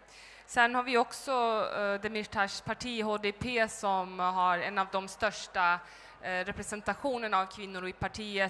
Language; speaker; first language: Swedish; early bilingual, other home language; Turkish